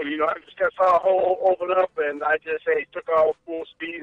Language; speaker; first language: English; native; English